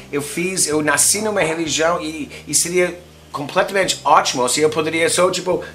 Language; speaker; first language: Portuguese; non-native, fluent; English